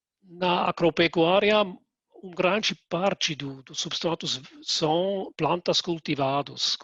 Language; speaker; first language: Portuguese; non-native, fluent; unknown